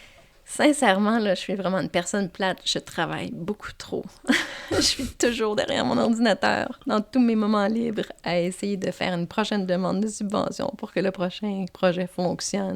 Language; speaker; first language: French; native; French